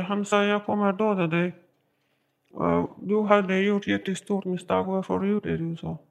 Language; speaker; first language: Swedish; non-native, learner; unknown